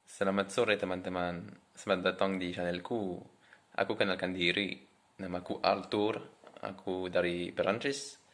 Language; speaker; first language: Indonesian; non-native, fluent; French